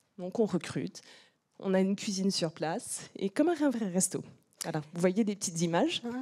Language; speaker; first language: French; native; French